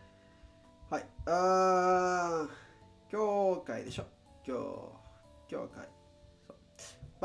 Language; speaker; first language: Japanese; non-native, learner; English